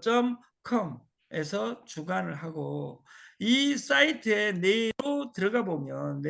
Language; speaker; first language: Korean; native; Korean